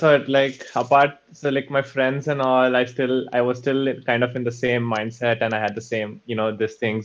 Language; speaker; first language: English; native; English